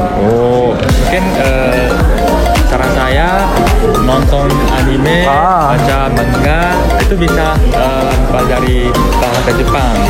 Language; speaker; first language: Indonesian; non-native, fluent; Japanese